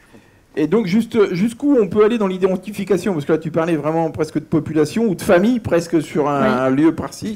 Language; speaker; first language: French; native; French